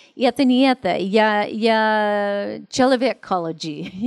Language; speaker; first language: Russian; non-native, learner; English